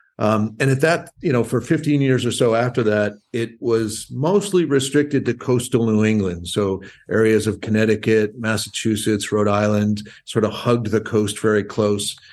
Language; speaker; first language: English; native; English